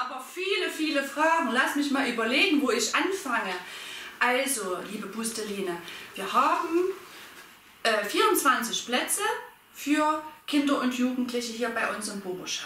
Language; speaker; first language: German; native; German